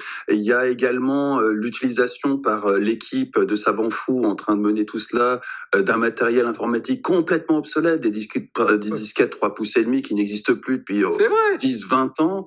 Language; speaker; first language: French; native; French